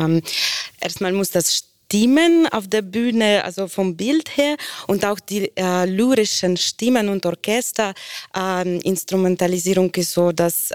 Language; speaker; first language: German; non-native, fluent; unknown